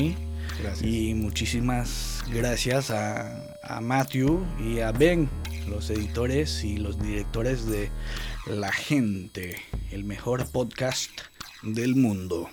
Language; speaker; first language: Spanish; non-native, fluent; English